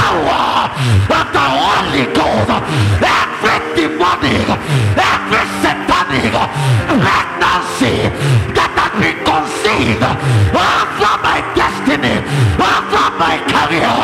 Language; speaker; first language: English; native; English